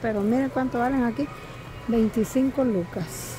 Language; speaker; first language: Spanish; native; Spanish